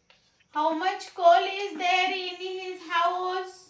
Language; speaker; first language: English; non-native, learner; Marathi